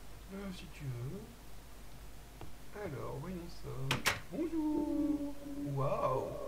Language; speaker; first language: French; native; French